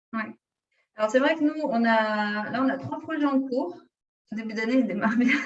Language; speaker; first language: French; native; French